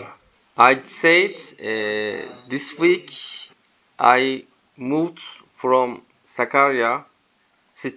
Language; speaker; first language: English; non-native, learner; Turkish